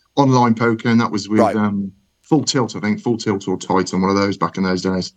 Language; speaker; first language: English; native; English